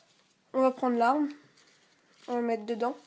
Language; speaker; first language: French; native; French